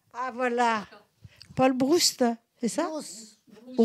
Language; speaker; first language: French; native; French